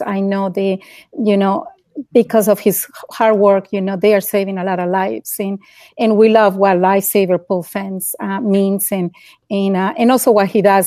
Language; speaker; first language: English; non-native, fluent; Spanish